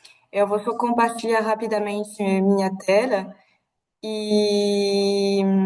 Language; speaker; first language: Portuguese; non-native, fluent; French